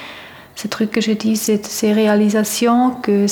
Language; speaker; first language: French; non-native, fluent; German